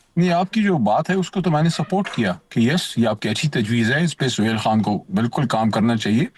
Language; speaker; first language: Urdu; non-native, local second language; Pashto